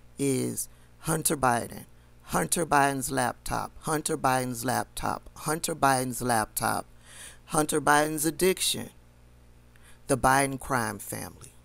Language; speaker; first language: English; native; English